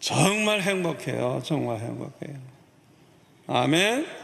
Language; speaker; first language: Korean; native; Korean